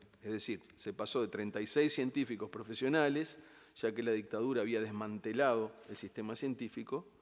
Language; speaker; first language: Spanish; native; Spanish